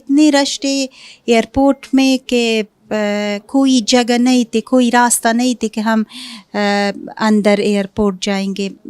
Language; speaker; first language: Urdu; non-native, fluent; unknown